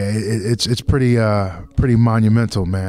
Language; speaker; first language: English; native; English